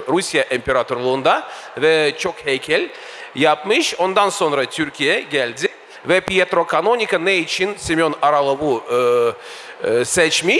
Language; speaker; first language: Turkish; non-native, fluent; Russian